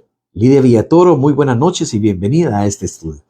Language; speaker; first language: Spanish; native; Spanish